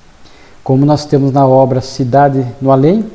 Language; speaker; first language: Portuguese; native; Portuguese